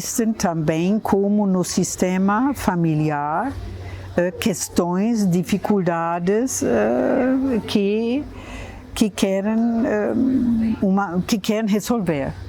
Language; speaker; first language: Portuguese; non-native, fluent; German